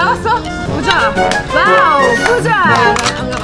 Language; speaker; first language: Korean; non-native, learner; Portuguese